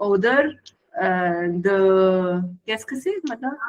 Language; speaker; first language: French; non-native, learner; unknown